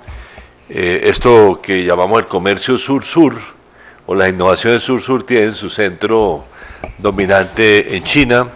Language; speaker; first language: Spanish; native; Spanish